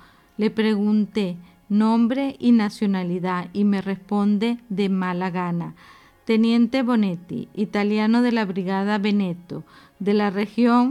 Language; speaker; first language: Spanish; native; Spanish